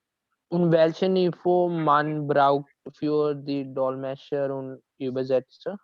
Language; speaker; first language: German; non-native, learner; Punjabi